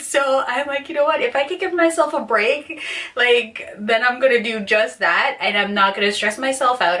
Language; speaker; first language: English; native; English